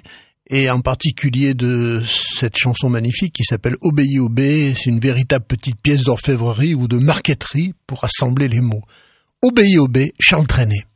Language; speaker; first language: French; native; French